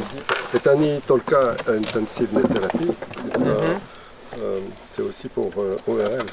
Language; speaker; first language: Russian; non-native, fluent; French